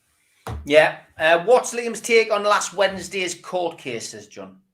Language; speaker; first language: English; native; English